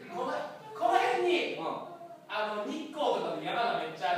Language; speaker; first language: Japanese; native; Japanese